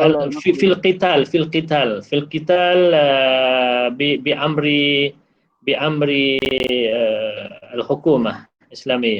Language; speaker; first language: Arabic; non-native, fluent; Malay